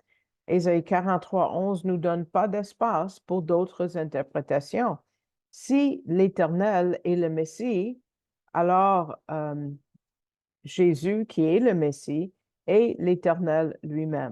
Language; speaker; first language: French; native; French